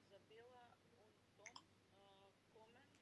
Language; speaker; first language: German; non-native, learner; Macedonian